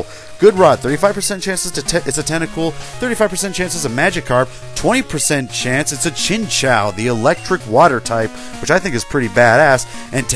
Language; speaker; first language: English; native; English